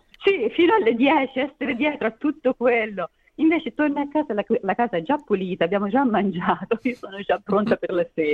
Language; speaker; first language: Italian; native; Italian